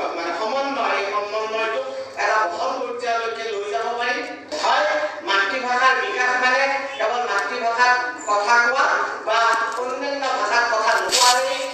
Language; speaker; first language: Assamese; native; Assamese